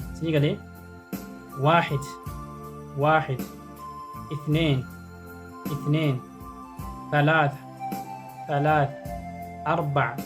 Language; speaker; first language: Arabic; non-native, fluent; Oromo